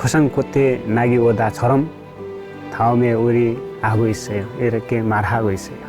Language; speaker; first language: Korean; non-native, learner; Nepali